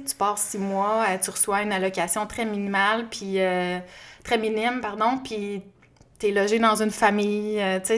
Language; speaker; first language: French; native; French